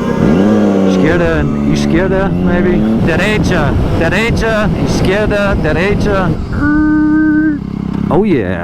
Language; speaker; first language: Spanish; non-native, learner; English